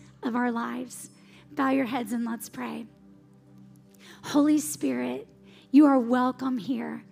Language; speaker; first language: English; native; English